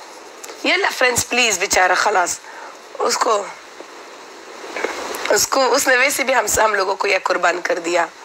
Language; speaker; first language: Hindi; non-native, local second language; Pashto